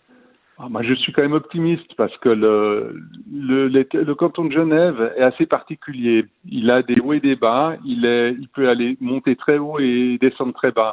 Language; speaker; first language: French; native; French